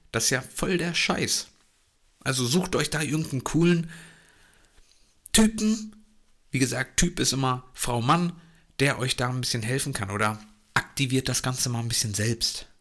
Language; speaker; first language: German; native; German